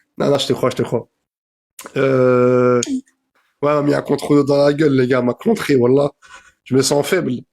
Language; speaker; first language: French; native; French